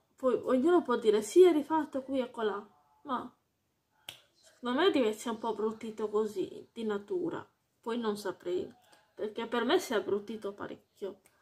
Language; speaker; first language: Italian; early bilingual, heritage; Italian